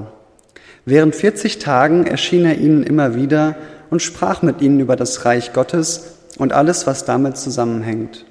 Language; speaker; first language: German; native; German